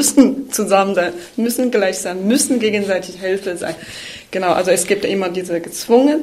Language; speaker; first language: German; non-native, fluent; Chinese